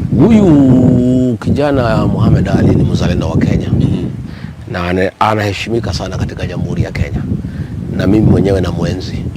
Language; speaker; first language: Swahili; non-native, local second language; Kikuyu